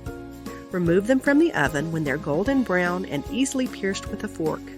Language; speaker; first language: English; native; English